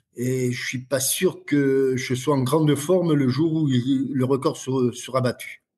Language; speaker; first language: French; native; French